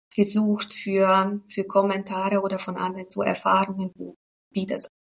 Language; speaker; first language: German; non-native, fluent; Hungarian